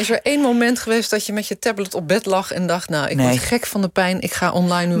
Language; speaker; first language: Dutch; native; Dutch